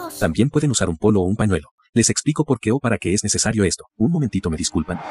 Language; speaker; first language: Spanish; native; Spanish